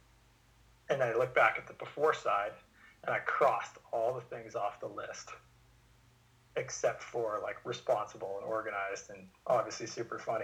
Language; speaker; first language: English; native; English